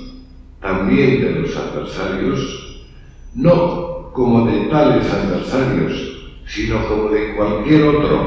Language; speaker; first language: Spanish; native; Spanish